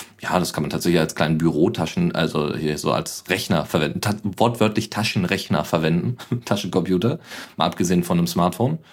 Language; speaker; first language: German; native; German